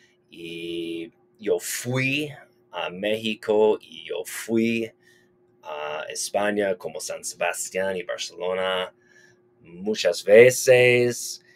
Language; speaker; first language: Spanish; non-native, fluent; English